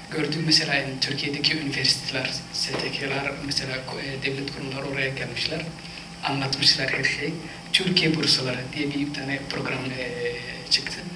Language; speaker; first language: Turkish; non-native, fluent; Somali